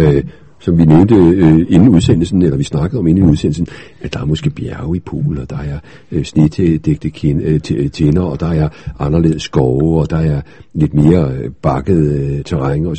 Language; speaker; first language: Danish; native; Danish